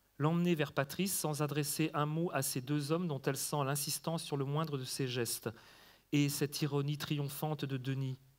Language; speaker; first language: French; native; French